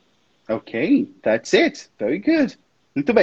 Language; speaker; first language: English; non-native, fluent; Portuguese